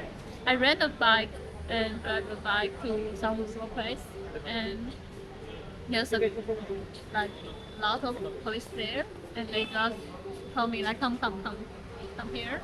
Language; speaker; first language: English; non-native, learner; Chinese